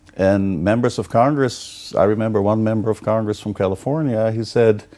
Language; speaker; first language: English; non-native, fluent; Dutch